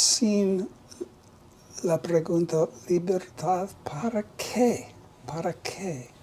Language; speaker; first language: Spanish; non-native, learner; English